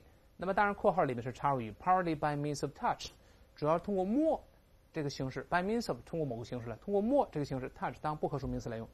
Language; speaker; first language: Chinese; native; Chinese